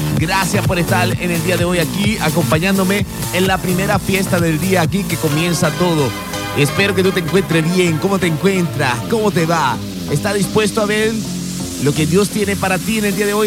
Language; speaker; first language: Spanish; native; Spanish